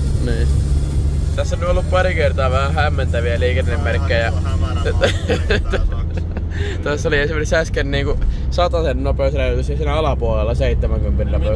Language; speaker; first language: Finnish; native; Finnish